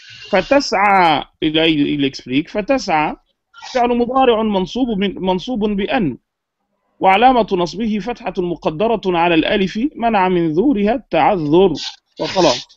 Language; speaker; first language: Arabic; non-native, fluent; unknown